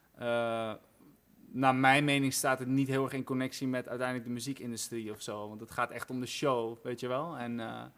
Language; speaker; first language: Dutch; native; Dutch